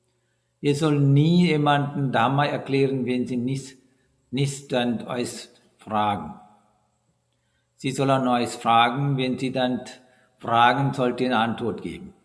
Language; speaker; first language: German; non-native, fluent; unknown